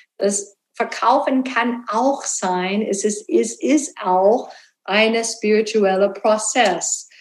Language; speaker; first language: German; non-native, learner; English